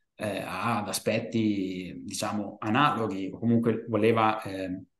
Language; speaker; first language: Italian; native; Italian